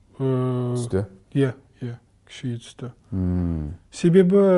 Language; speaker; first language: Kazakh; non-native, local second language; Russian